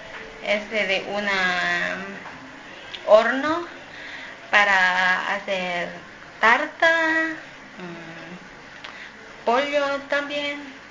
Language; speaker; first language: Spanish; non-native, learner; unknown